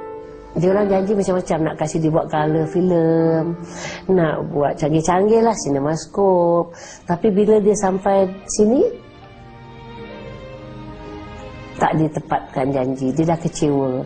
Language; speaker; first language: Malay; native; Malay